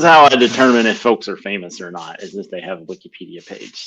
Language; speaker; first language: English; native; English